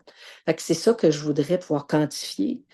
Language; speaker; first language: French; native; French